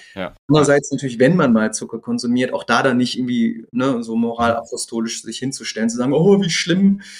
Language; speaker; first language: German; native; German